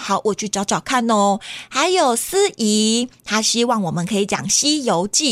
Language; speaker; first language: Chinese; native; Chinese